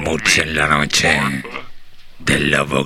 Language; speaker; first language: Spanish; native; Spanish